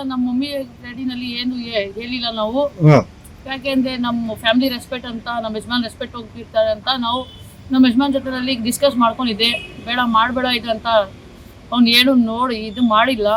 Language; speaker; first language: Kannada; non-native, local second language; Urdu